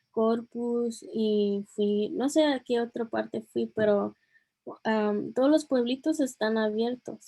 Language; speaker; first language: Spanish; early bilingual, heritage; Spanish